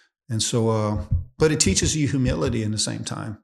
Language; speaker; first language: English; native; English